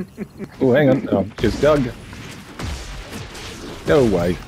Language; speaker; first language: English; native; English